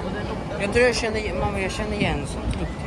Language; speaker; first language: Swedish; early bilingual, other home language; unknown